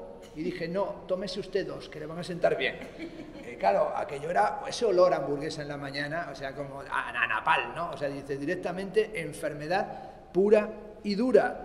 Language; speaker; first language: Spanish; native; Spanish